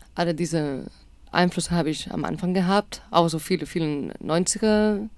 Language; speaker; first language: German; non-native, learner; Spanish